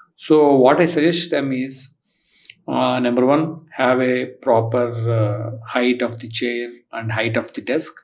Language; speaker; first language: English; non-native, local second language; Telugu